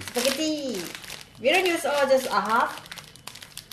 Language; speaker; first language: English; non-native, learner; Thai